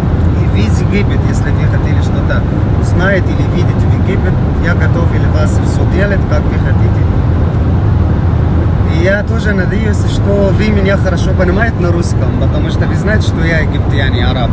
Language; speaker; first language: Russian; non-native, learner; Arabic